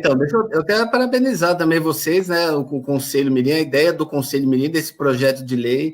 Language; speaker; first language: Portuguese; native; Portuguese